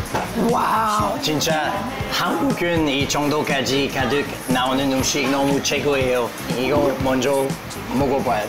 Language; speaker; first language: Korean; non-native, fluent; English